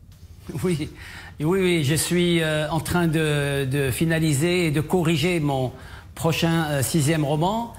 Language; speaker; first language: French; non-native, local second language; Arabic